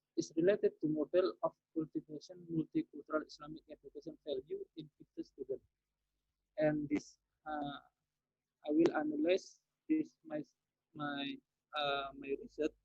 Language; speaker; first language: English; non-native, learner; Indonesian